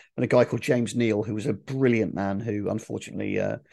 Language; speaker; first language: English; native; English